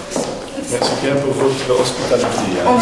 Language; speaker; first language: French; non-native, fluent; Dutch